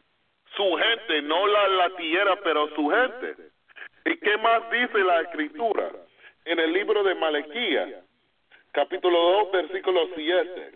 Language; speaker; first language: Spanish; non-native, fluent; English